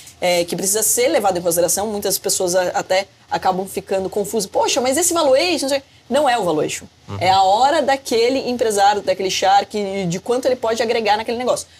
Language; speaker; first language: Portuguese; native; Portuguese